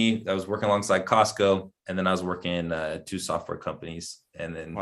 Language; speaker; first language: English; native; English